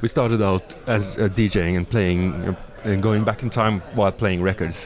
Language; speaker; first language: English; non-native, fluent; Norwegian